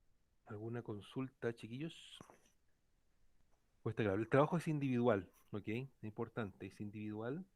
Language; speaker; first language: Spanish; native; Spanish